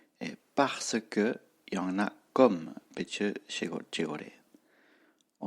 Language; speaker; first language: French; non-native, fluent; Tibetan